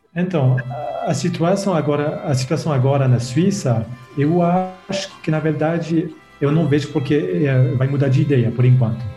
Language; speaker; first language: Portuguese; non-native, fluent; French